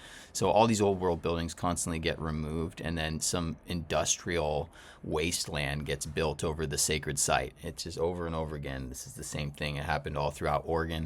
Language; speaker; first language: English; native; English